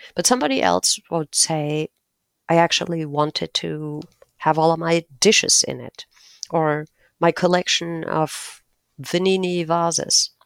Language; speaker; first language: English; non-native, fluent; German